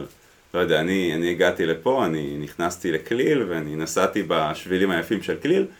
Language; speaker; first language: Hebrew; native; Hebrew